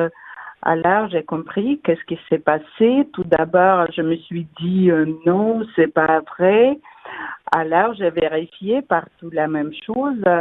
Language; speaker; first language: French; non-native, fluent; Russian